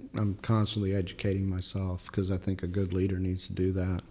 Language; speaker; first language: English; early bilingual, other home language; Italian